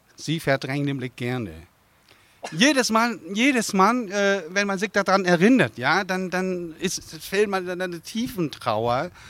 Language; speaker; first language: German; non-native, fluent; Vietnamese